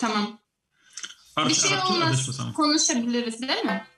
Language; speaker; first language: Turkish; non-native, learner; Russian